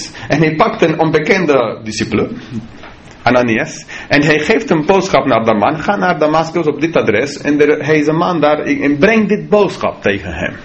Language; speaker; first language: Dutch; non-native, fluent; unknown